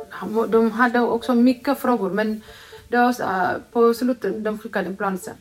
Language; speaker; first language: Swedish; non-native, learner; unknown